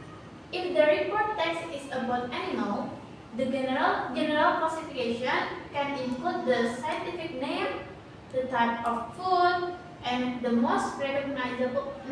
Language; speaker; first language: English; non-native, learner; Indonesian